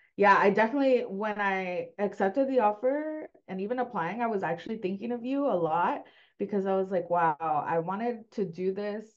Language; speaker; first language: English; early bilingual, other home language; Spanish